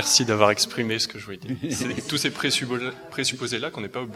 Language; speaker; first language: French; native; French